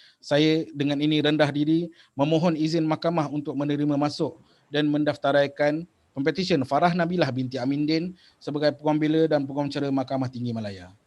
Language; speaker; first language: Malay; native; Malay